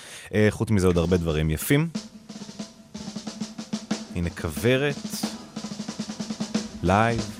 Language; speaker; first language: Hebrew; native; Hebrew